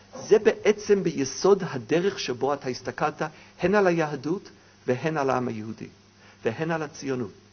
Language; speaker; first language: Hebrew; non-native, fluent; English